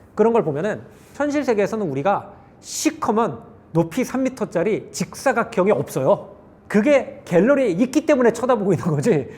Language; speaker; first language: Korean; native; Korean